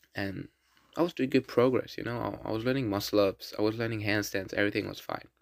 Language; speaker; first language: English; non-native, fluent; German